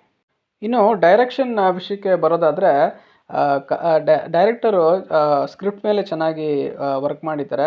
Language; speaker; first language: Kannada; native; Kannada